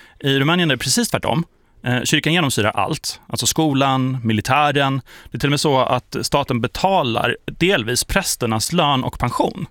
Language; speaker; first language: Swedish; early bilingual, other home language; Polish